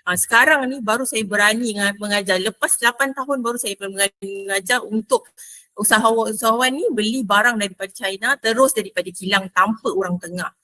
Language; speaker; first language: Malay; native; Malay